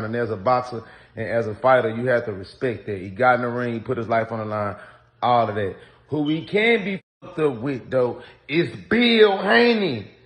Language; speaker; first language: English; native; English